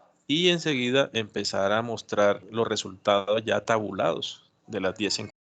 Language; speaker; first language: Spanish; native; Spanish